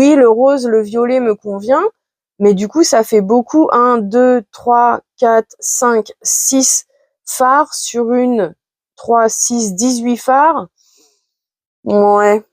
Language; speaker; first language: French; native; French